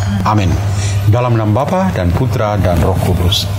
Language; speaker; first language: Indonesian; native; Indonesian